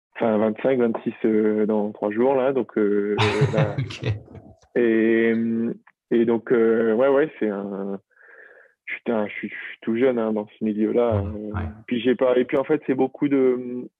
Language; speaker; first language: French; native; French